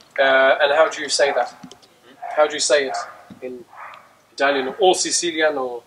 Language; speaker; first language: English; non-native, fluent; French